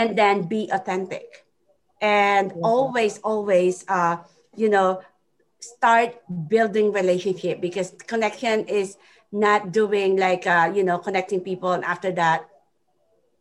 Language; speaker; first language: English; non-native, local second language; Filipino